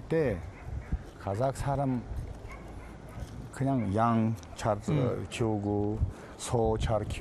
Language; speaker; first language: Korean; non-native, fluent; Russian